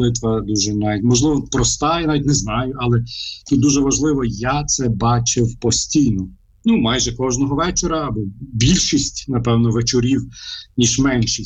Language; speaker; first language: Ukrainian; native; Ukrainian